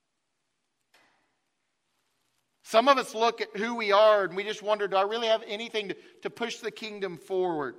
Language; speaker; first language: English; native; English